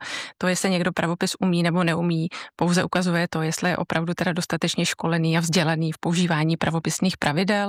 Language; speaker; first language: Czech; native; Czech